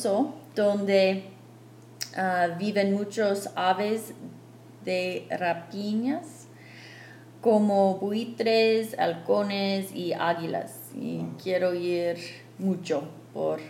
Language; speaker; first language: Spanish; non-native, fluent; English